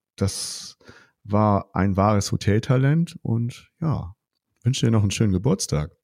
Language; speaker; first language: German; native; German